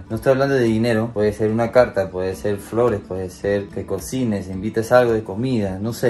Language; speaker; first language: Spanish; non-native, fluent; English